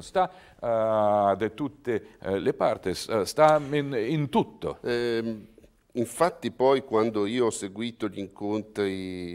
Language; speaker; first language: Italian; non-native, learner; Russian